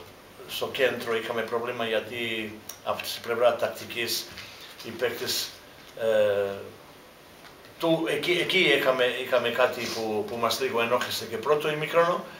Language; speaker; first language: Greek; non-native, fluent; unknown